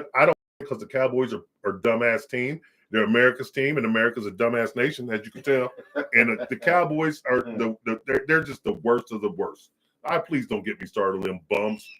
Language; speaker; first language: English; native; English